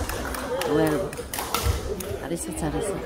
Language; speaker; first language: Korean; non-native, fluent; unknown